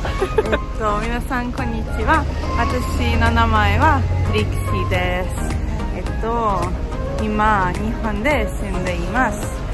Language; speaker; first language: Japanese; non-native, learner; Hungarian